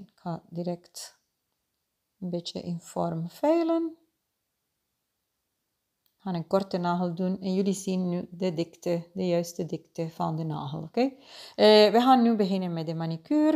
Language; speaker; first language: Dutch; non-native, fluent; Spanish